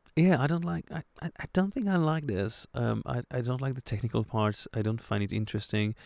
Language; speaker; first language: English; non-native, fluent; French